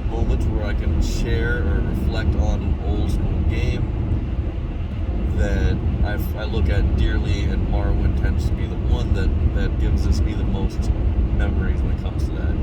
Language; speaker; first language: English; native; English